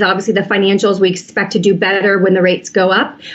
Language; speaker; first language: English; native; English